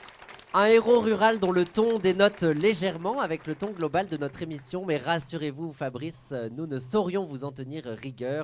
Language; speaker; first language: French; native; French